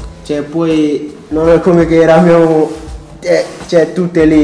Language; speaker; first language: Italian; non-native, learner; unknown